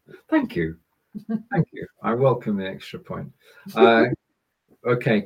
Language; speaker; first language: English; native; English